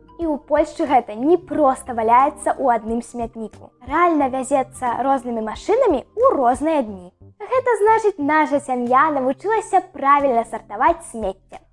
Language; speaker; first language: Belarusian; non-native, local second language; Russian